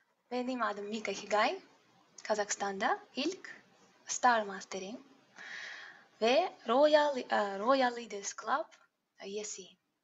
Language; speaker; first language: Turkish; non-native, learner; Russian